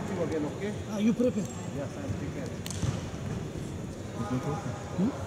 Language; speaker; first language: English; non-native, learner; Russian